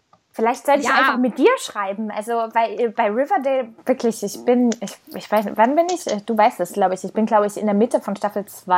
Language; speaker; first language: German; native; German